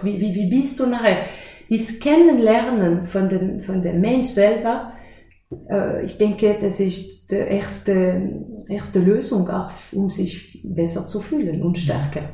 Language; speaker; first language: German; non-native, fluent; French